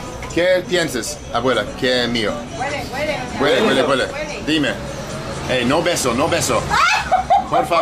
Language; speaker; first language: Spanish; non-native, learner; English